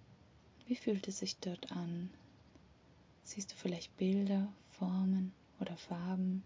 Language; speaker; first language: German; native; German